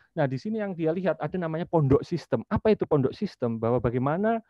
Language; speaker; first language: Indonesian; native; Indonesian